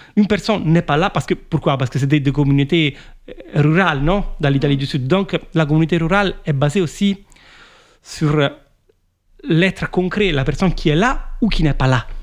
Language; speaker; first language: French; non-native, fluent; Italian